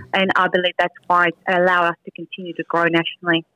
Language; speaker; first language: English; early bilingual, other home language; Spanish